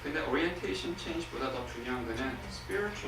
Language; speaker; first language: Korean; early bilingual, heritage; English